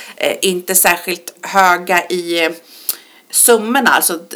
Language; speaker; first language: Swedish; early bilingual, other home language; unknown